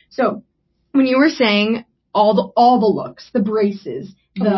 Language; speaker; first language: English; native; English